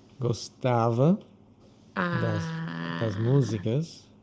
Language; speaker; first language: Portuguese; non-native, fluent; English